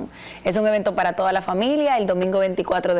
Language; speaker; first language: Spanish; native; Spanish